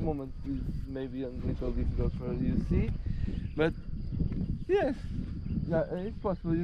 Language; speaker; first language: English; non-native, learner; Portuguese